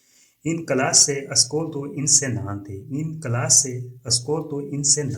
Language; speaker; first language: Italian; non-native, fluent; Urdu